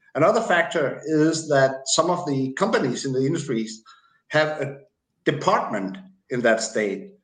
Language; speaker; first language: English; non-native, fluent; Danish